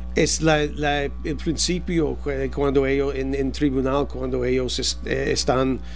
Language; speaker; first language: Spanish; non-native, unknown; English